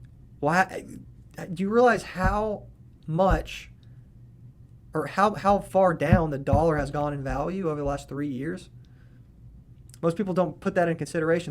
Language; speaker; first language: English; native; English